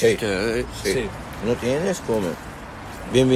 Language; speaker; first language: Spanish; non-native, learner; Arabic